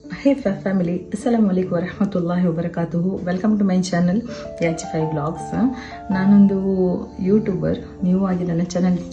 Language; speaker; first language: Kannada; non-native, local second language; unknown